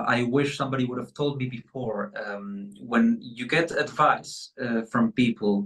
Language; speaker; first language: English; non-native, fluent; Spanish